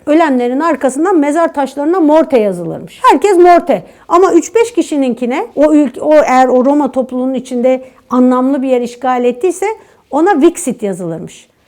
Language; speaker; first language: Turkish; native; Turkish